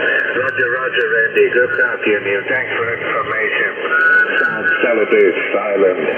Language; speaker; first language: English; non-native, fluent; Italian